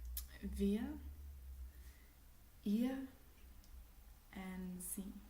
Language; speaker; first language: German; non-native, fluent; English